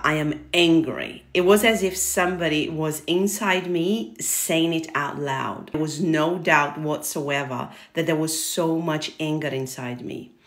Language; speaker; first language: English; non-native, fluent; Portuguese